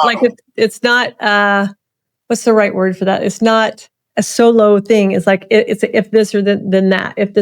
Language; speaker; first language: English; native; English